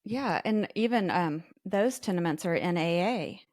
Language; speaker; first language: English; native; English